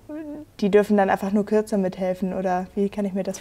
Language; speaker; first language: German; native; German